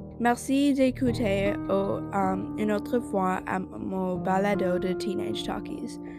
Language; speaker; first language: French; non-native, learner; English